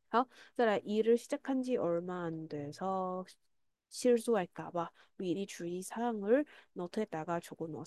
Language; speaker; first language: Korean; non-native, fluent; Chinese